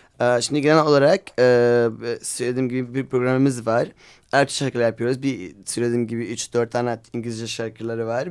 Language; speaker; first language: Turkish; non-native, learner; Arabic